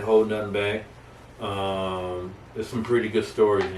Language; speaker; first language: English; native; English